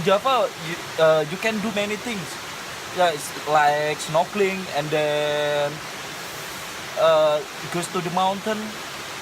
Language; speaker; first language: English; non-native, learner; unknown